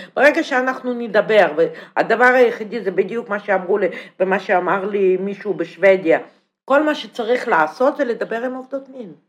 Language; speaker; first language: Hebrew; non-native, fluent; Russian